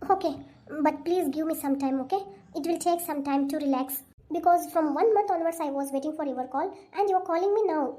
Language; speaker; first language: English; non-native, local second language; Kannada